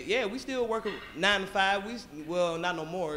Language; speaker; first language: English; native; English